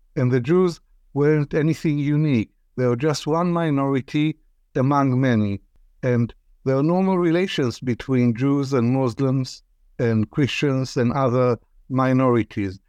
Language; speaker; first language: English; non-native, fluent; Arabic